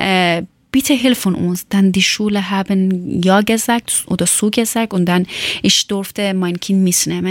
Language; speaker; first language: German; non-native, learner; Persian